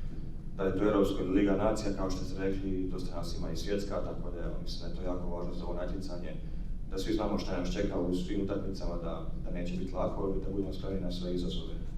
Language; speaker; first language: Croatian; native; Croatian